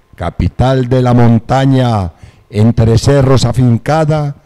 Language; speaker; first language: Spanish; native; Spanish